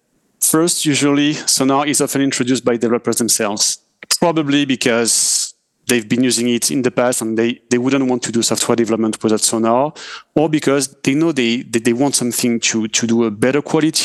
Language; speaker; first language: English; non-native, fluent; French